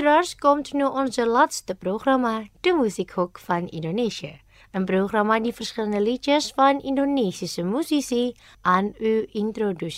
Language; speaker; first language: Dutch; non-native, fluent; Indonesian